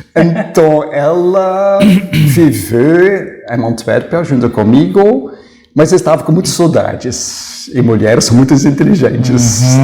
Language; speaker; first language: Portuguese; non-native, fluent; Dutch